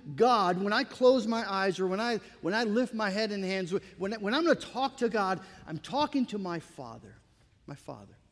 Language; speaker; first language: English; native; English